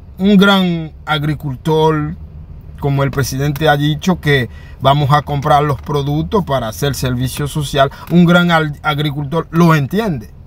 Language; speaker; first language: Spanish; non-native, fluent; Haitian Creole